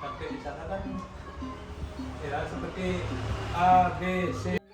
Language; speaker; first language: Indonesian; non-native, local second language; Balinese